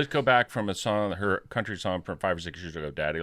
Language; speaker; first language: English; native; English